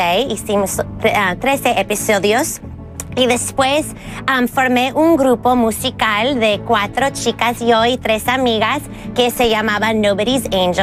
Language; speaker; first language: Spanish; early bilingual, heritage; English